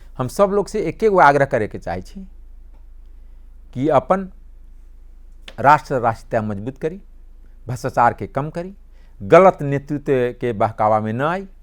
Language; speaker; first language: Bhojpuri; non-native, local second language; Maithili